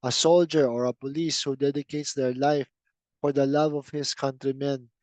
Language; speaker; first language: English; non-native, local second language; Filipino